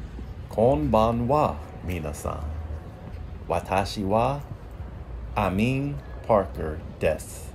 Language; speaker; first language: Japanese; non-native, learner; English